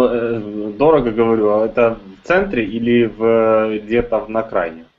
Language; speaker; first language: Russian; native; Russian